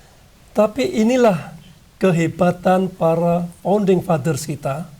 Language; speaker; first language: Indonesian; non-native, local second language; Javanese